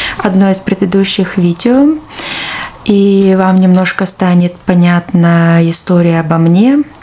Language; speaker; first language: Russian; native; Russian